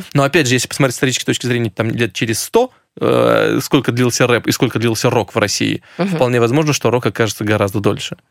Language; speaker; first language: Russian; native; Russian